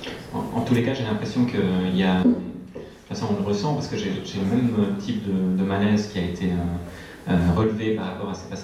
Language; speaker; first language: French; native; French